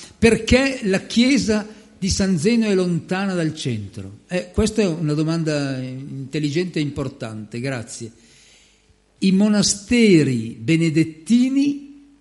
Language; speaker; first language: Italian; native; Italian